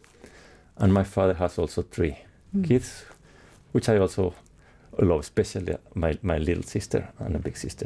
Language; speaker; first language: English; non-native, fluent; Spanish